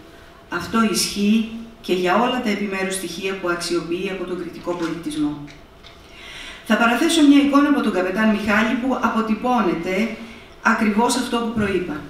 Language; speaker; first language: Greek; native; Greek